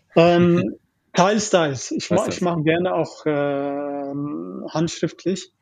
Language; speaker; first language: German; non-native, fluent; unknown